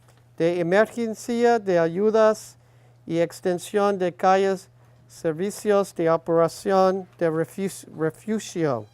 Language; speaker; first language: Spanish; non-native, learner; English